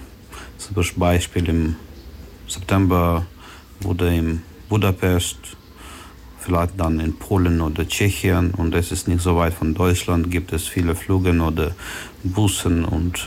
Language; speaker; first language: German; non-native, learner; Ukrainian